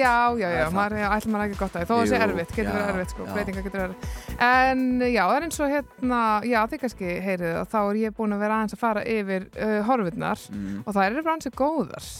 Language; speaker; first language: Icelandic; native; Icelandic